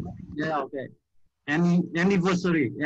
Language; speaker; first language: English; non-native, learner; Vietnamese